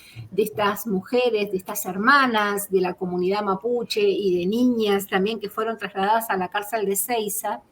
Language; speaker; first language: Spanish; native; Spanish